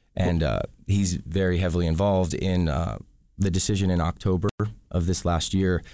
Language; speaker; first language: English; native; English